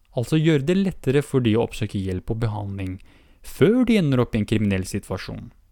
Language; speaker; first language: Norwegian; early bilingual, other home language; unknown